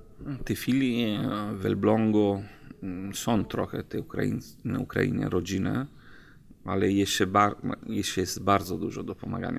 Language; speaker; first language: Polish; non-native, learner; Italian